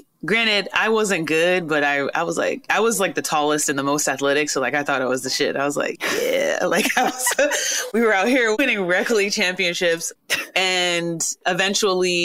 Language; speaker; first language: English; native; English